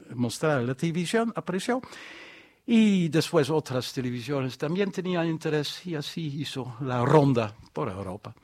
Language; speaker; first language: Spanish; non-native, fluent; Dutch